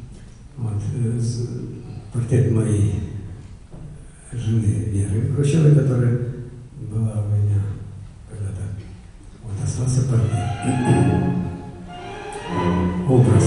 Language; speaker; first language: Russian; native; Russian